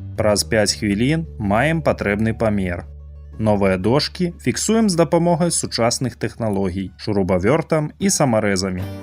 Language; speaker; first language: Belarusian; native; Belarusian